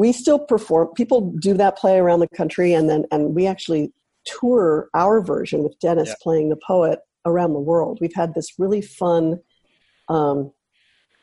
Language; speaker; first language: English; native; English